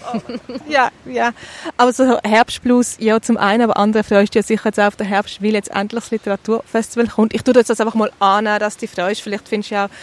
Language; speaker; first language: German; native; German